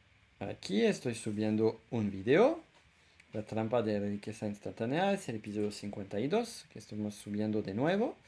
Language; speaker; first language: Spanish; non-native, fluent; French